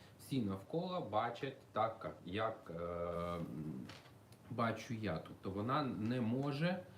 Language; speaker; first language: Ukrainian; non-native, local second language; Russian